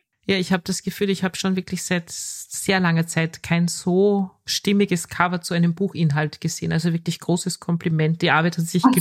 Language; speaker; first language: German; native; German